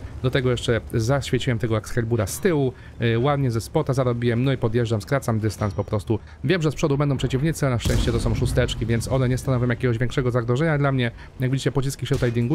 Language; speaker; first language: Polish; native; Polish